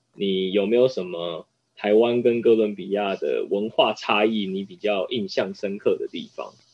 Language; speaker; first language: Chinese; native; Chinese